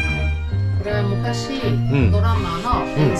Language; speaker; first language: Japanese; non-native, fluent; Chinese